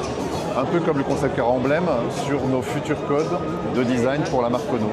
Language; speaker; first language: French; native; French